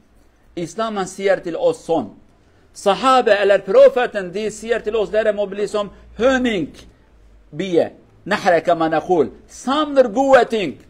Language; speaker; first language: Norwegian; non-native, learner; Kurdish